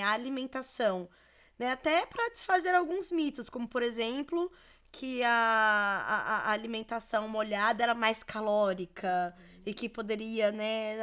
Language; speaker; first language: Portuguese; native; Portuguese